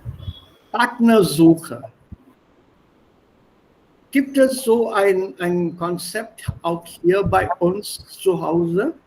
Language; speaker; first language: German; non-native, fluent; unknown